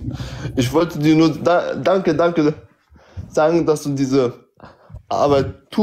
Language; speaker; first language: German; early bilingual, other home language; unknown